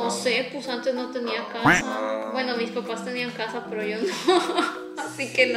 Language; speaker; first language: Spanish; native; Spanish